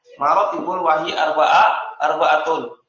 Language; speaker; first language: Arabic; non-native, fluent; Indonesian